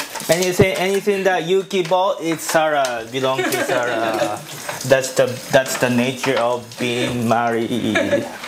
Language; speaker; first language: English; non-native, fluent; Japanese